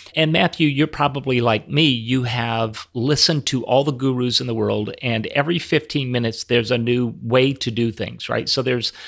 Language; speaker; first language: English; native; English